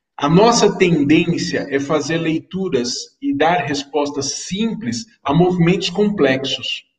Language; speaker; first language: Portuguese; native; Portuguese